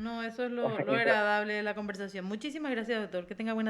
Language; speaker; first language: Spanish; native; Spanish